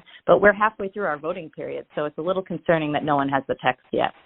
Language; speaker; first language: English; native; English